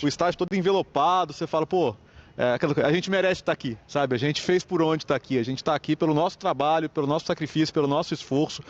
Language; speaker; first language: Portuguese; native; Portuguese